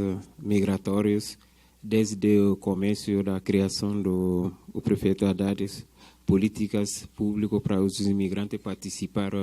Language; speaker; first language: Portuguese; non-native, fluent; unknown